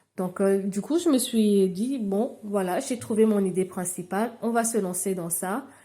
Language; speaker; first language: French; non-native, local second language; Lingala